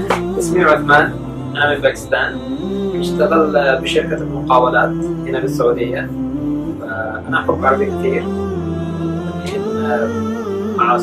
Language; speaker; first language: Arabic; non-native, learner; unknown